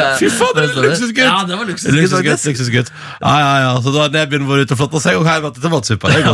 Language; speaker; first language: Norwegian; native; Norwegian